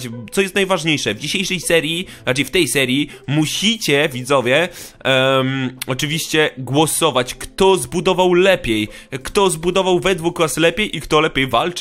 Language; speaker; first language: Polish; native; Polish